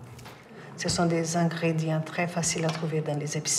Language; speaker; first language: French; non-native, fluent; Portuguese